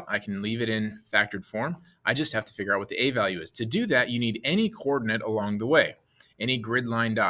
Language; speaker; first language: English; native; English